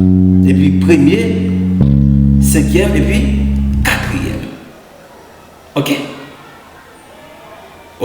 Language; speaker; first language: French; non-native, learner; Haitian Creole